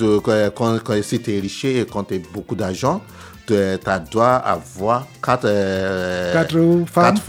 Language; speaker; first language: French; non-native, learner; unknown